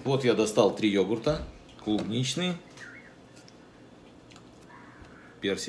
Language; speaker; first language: Russian; native; Russian